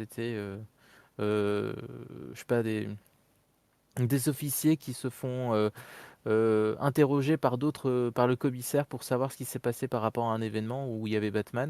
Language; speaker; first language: French; native; French